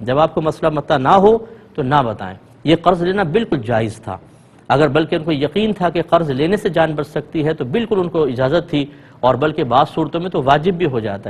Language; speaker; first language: Urdu; native; Urdu